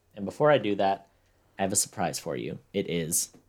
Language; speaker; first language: English; native; English